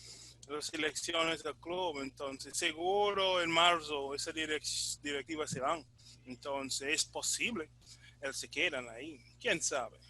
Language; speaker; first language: Spanish; non-native, fluent; English